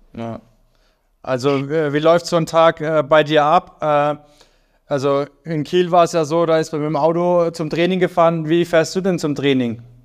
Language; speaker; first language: German; native; German